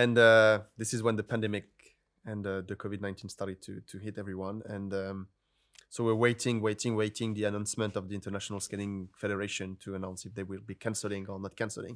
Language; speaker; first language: English; non-native, fluent; French